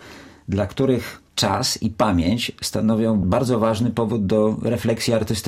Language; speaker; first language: Polish; native; Polish